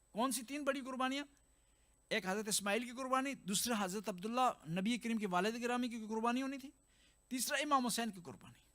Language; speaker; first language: Urdu; non-native, local second language; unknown